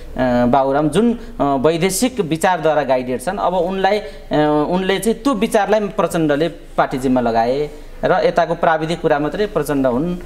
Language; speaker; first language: Nepali; native; Nepali